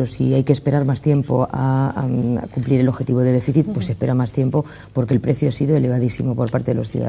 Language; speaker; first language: Spanish; native; Spanish